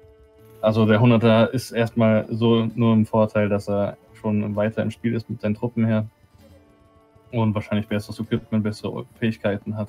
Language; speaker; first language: German; native; German